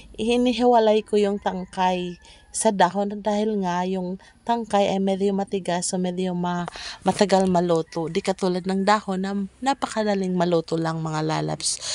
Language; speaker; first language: Filipino; non-native, local second language; Cebuano